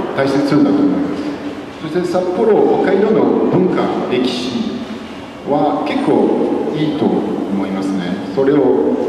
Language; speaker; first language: Japanese; non-native, fluent; French